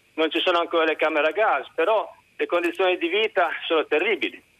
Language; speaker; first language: Italian; native; Italian